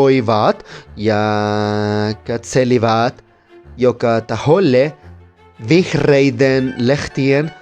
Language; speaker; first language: Finnish; non-native, learner; Spanish